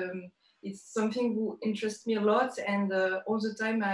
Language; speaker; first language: English; non-native, learner; French